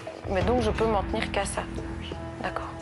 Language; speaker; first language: French; native; French